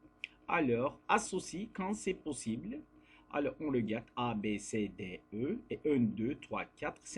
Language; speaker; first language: French; non-native, fluent; Turkish